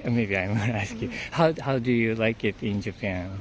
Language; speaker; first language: English; non-native, fluent; Japanese